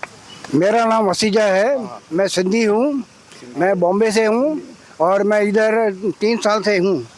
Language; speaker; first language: Hindi; non-native, local second language; Sindhi